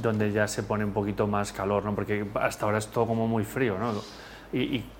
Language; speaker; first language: Spanish; native; Spanish